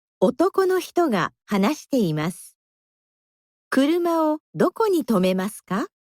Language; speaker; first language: Japanese; non-native, learner; Indonesian